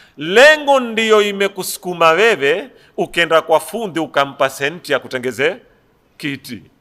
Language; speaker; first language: Swahili; native; Swahili